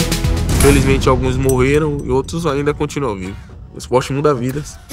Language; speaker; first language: Portuguese; native; Portuguese